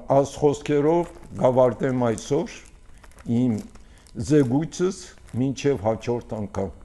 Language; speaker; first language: Armenian; early bilingual, heritage; Armenian